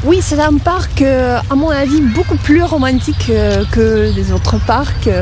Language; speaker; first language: French; non-native, fluent; Russian